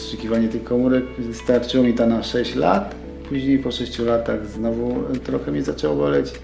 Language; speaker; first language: Polish; native; Polish